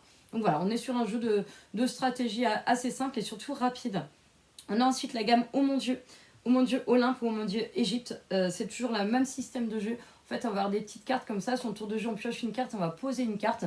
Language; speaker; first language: French; native; French